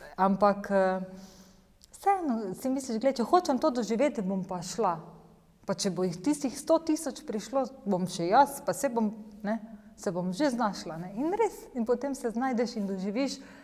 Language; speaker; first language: Slovenian; native; Slovenian